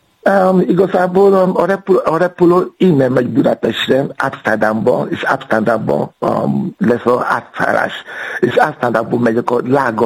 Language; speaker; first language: Hungarian; non-native, learner; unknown